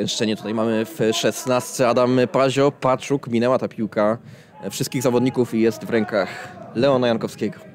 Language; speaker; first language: Polish; native; Polish